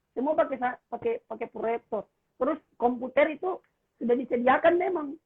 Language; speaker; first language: Indonesian; native; Indonesian